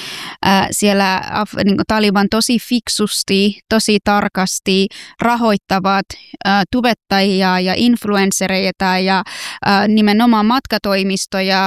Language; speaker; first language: Finnish; non-native, fluent; Persian